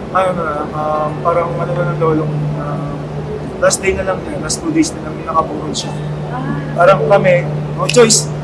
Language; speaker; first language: Filipino; native; Filipino